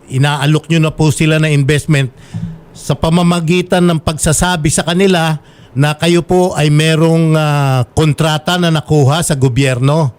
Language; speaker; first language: Filipino; native; Filipino